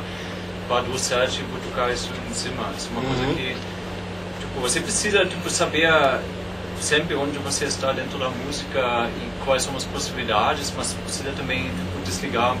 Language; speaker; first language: Portuguese; non-native, fluent; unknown